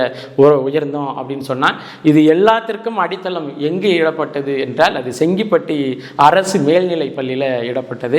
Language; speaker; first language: Tamil; native; Tamil